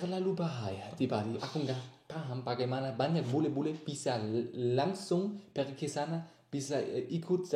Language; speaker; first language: Indonesian; non-native, learner; German